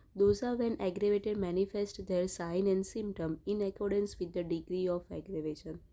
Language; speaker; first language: English; non-native, local second language; Gujarati